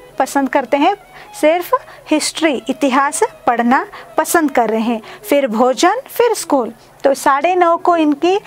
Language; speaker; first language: Hindi; non-native, local second language; Kannada